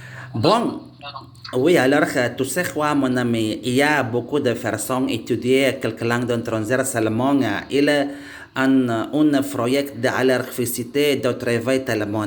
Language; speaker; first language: French; non-native, learner; Indonesian